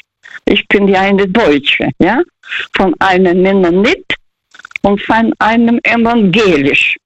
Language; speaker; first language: German; non-native, fluent; Russian